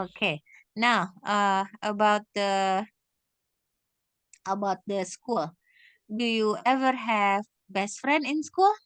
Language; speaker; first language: English; non-native, fluent; Indonesian